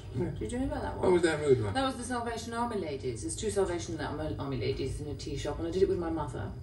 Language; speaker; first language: English; native; English